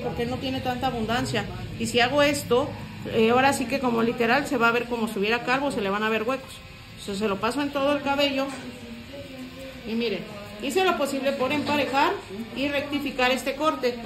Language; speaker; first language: Spanish; native; Spanish